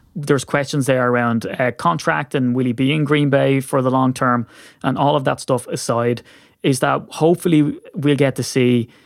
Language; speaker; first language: English; native; English